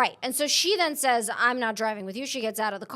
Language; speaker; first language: English; native; English